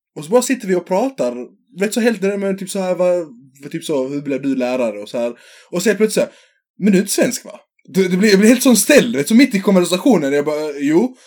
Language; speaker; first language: Swedish; early bilingual, other home language; Serbian